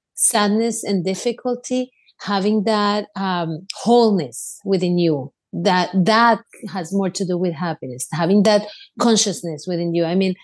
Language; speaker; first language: English; non-native, fluent; Spanish